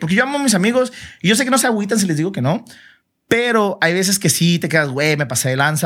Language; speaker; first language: Spanish; early bilingual, other home language; English